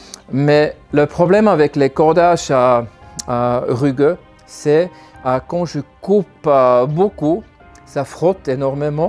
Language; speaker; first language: French; non-native, learner; German